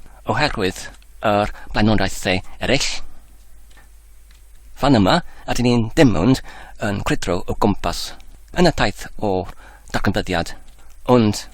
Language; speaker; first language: Welsh; non-native, learner; English